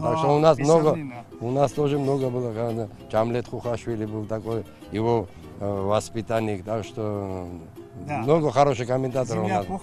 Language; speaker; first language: Russian; non-native, local second language; Georgian